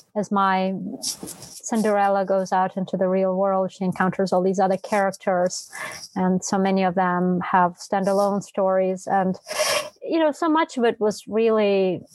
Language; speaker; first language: English; non-native, fluent; Russian